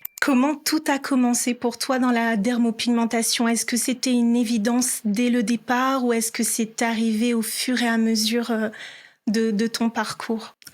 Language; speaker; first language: French; native; French